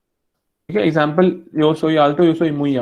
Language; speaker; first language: Spanish; non-native, fluent; Hindi